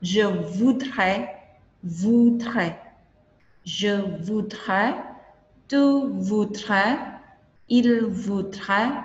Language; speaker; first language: French; non-native, fluent; Indonesian